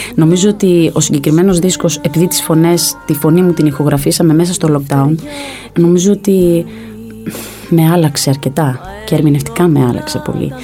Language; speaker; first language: Greek; early bilingual, heritage; Greek